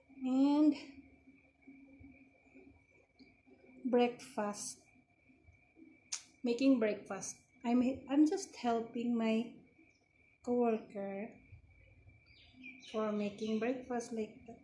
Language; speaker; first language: English; non-native, learner; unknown